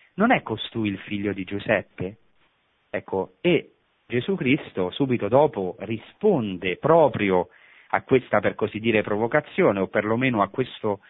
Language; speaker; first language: Italian; native; Italian